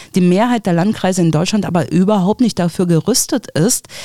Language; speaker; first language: German; early bilingual, other home language; Russian